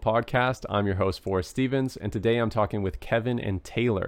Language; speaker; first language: English; native; English